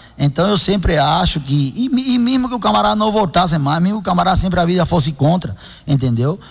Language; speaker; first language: Portuguese; non-native, fluent; Spanish